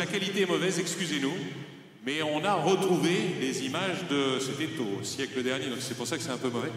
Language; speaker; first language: French; native; French